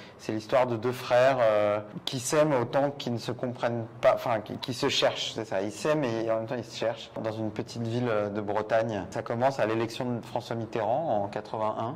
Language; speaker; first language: French; native; French